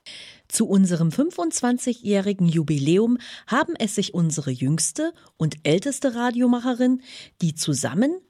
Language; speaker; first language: German; native; German